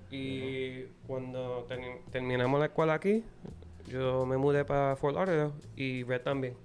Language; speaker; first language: Spanish; early bilingual, other home language; English